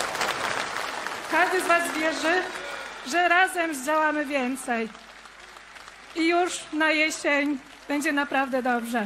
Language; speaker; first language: Polish; native; Polish